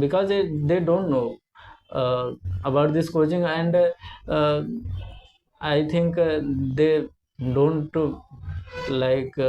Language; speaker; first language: English; non-native, learner; Hindi